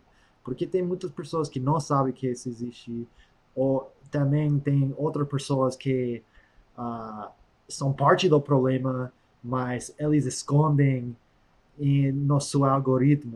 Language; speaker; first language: Portuguese; non-native, fluent; English